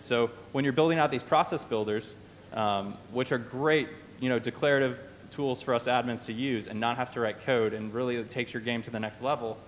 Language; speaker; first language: English; native; English